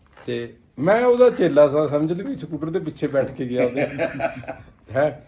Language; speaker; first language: Punjabi; native; Punjabi